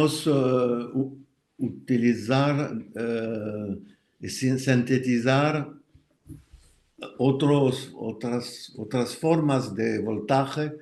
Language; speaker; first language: Spanish; non-native, fluent; French